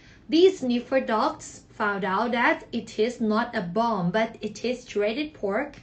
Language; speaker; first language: English; non-native, fluent; Thai